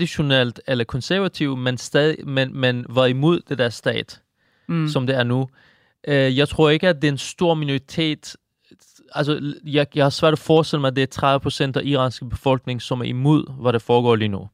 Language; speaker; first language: Danish; non-native, fluent; Persian